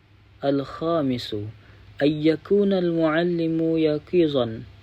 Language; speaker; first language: Arabic; non-native, learner; Indonesian